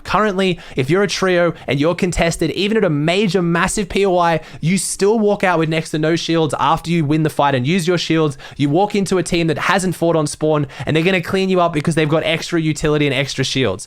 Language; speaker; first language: English; native; English